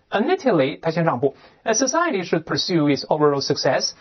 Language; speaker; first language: English; non-native, fluent; Chinese